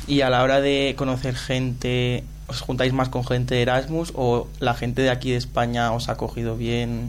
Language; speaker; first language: Spanish; native; Spanish